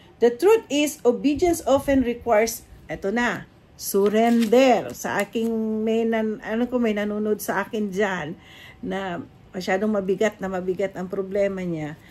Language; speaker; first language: Filipino; native; Filipino